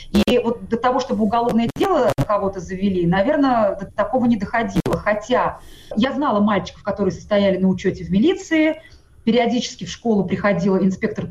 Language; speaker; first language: Russian; non-native, local second language; Tatar